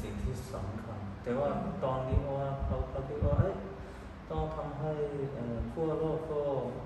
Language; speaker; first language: Thai; non-native, learner; Cantonese